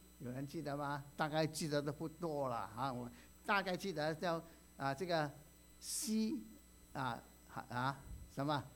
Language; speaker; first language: Chinese; non-native, local second language; Cantonese